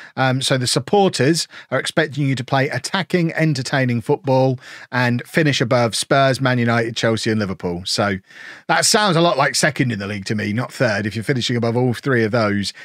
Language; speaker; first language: English; native; English